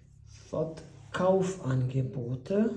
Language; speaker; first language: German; non-native, fluent; Albanian